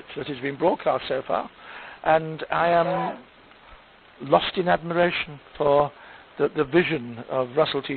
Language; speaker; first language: English; native; English